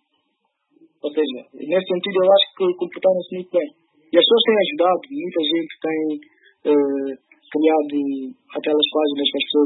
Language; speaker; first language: Portuguese; early bilingual, other home language; Upper Guinea Crioulo